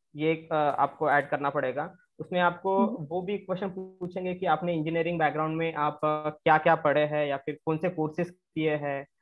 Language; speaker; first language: Hindi; non-native, local second language; Marathi